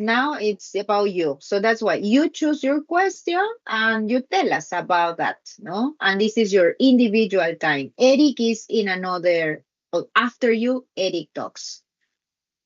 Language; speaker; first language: English; non-native, learner; Spanish